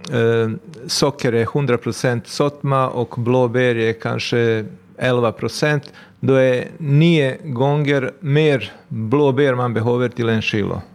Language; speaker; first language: Swedish; non-native, fluent; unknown